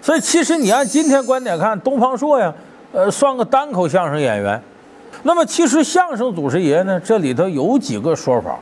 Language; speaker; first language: Chinese; native; Chinese